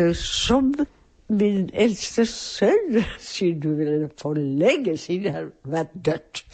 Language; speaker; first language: Norwegian; non-native, fluent; Czech